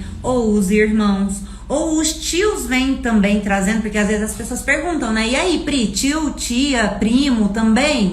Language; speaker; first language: Portuguese; native; Portuguese